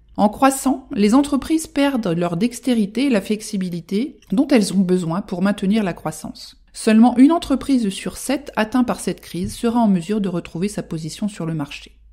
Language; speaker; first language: French; native; French